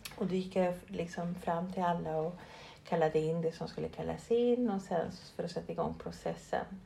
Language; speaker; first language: Swedish; early bilingual, other home language; Spanish